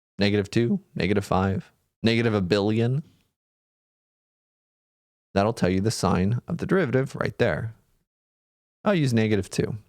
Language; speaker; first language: English; native; English